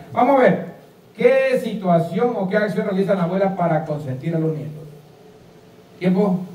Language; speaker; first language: Spanish; native; Spanish